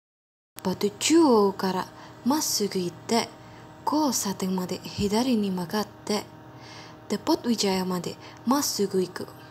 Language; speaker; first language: Japanese; non-native, learner; Indonesian